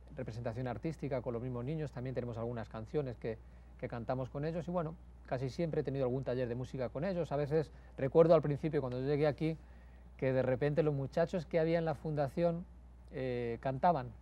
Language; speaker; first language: Spanish; native; Spanish